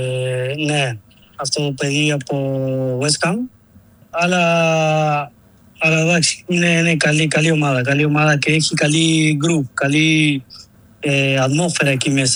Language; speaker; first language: Greek; non-native, learner; Spanish